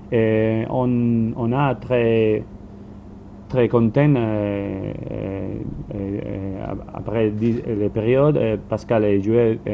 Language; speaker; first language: French; non-native, learner; Spanish